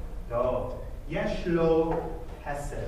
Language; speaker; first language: Hebrew; non-native, fluent; English